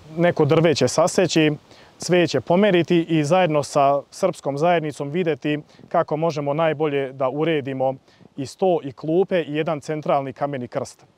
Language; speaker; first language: Croatian; early bilingual, heritage; Serbian